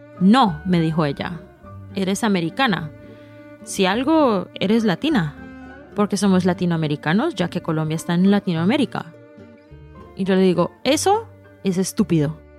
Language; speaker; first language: Spanish; early bilingual, heritage; Spanish